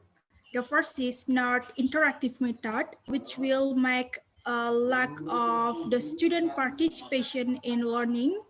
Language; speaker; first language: English; non-native, learner; Indonesian